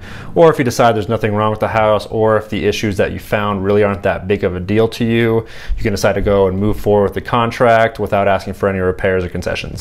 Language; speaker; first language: English; native; English